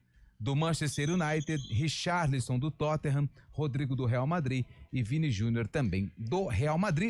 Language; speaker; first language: Portuguese; native; Portuguese